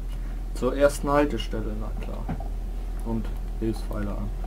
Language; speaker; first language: German; native; German